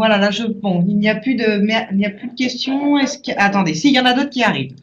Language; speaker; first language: French; native; French